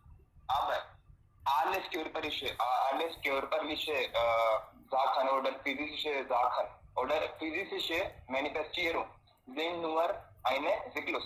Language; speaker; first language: German; non-native, learner; Hindi